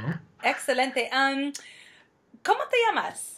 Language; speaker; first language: Spanish; non-native, fluent; English